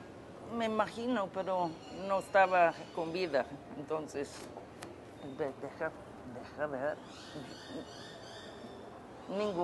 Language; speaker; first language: Spanish; non-native, fluent; English